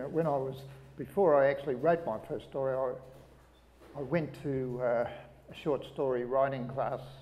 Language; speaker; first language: English; native; English